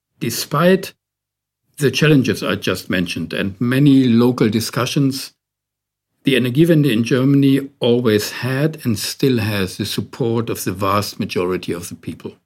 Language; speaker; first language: English; non-native, fluent; German